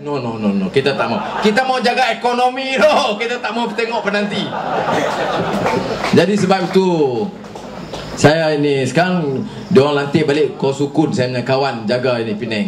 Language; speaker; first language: Malay; native; Malay